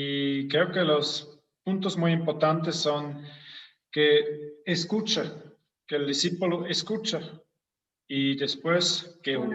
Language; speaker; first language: Spanish; non-native, fluent; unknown